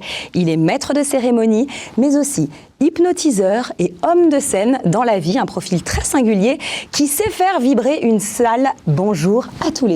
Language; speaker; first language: French; native; French